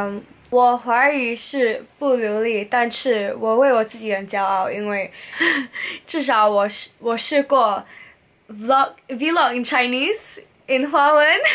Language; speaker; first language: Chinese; non-native, local second language; English